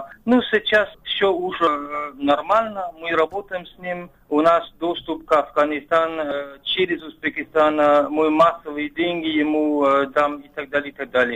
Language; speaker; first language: Russian; non-native, fluent; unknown